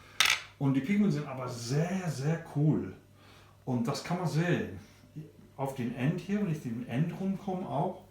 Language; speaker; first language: German; non-native, learner; English